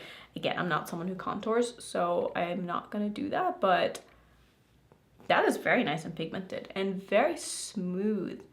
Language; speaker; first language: English; native; English